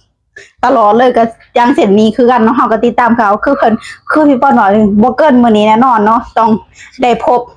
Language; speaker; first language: Thai; non-native, local second language; Lao